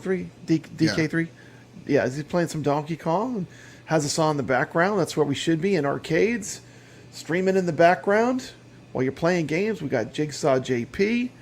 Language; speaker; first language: English; native; English